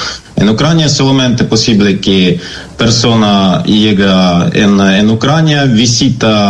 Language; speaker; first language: Spanish; non-native, learner; Ukrainian